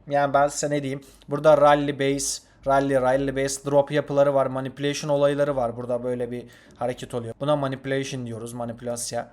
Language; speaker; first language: Turkish; non-native, fluent; Azerbaijani